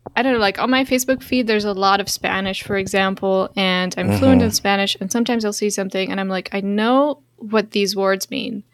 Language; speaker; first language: English; non-native, fluent; Dutch